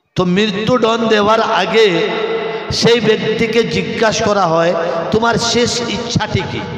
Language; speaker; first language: Bangla; non-native, local second language; Urdu